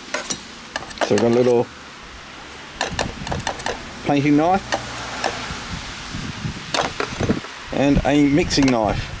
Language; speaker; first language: English; native; English